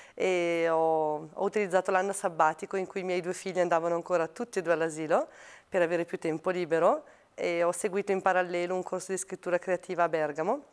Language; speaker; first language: Italian; native; Italian